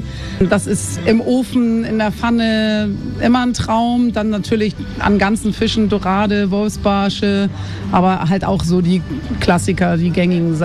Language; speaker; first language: German; native; German